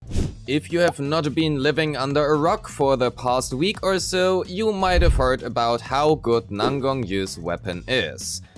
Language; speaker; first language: English; non-native, fluent; German